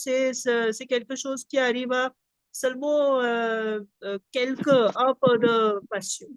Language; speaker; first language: French; non-native, fluent; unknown